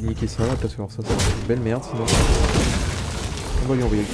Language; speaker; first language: French; native; French